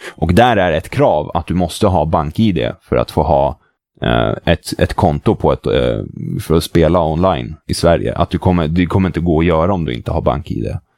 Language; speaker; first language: Swedish; native; Swedish